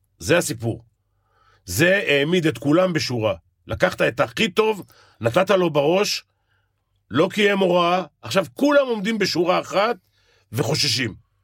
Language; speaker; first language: Hebrew; native; Hebrew